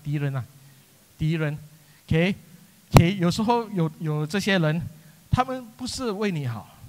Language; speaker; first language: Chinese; non-native, local second language; English